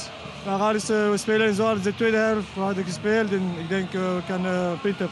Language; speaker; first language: Dutch; non-native, learner; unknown